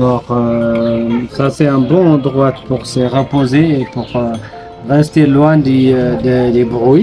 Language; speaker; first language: French; non-native, fluent; Amharic